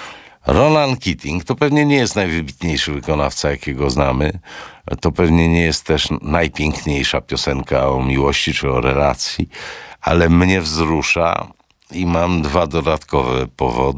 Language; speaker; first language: Polish; native; Polish